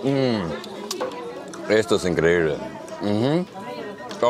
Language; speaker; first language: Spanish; early bilingual, heritage; Spanish